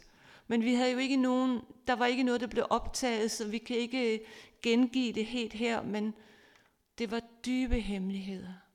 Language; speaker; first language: Danish; native; Danish